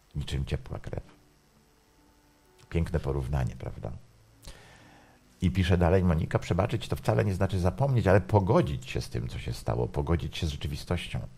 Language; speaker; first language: Polish; native; Polish